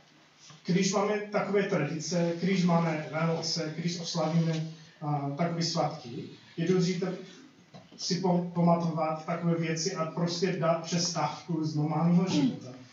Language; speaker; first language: Czech; non-native, fluent; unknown